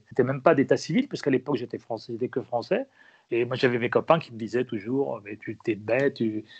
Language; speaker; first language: French; early bilingual, other home language; Spanish